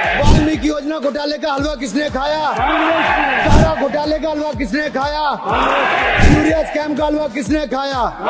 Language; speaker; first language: Hindi; native; Hindi